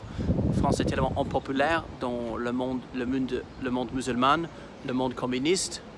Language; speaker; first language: French; non-native, fluent; English